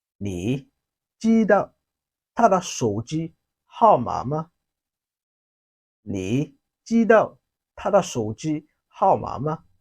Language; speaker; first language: Chinese; non-native, fluent; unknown